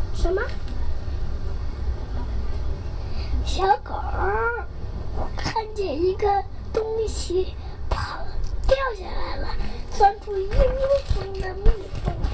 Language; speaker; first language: Chinese; native; Chinese